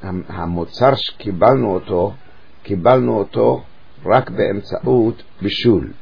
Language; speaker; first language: Hebrew; native; Hebrew